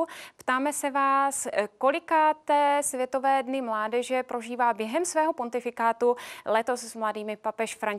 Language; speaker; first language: Czech; native; Czech